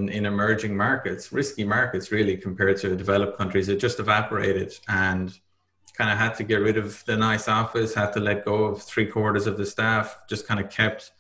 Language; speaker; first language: English; native; English